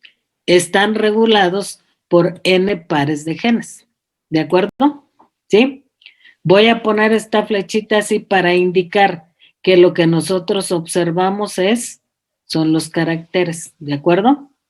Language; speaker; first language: Spanish; native; Spanish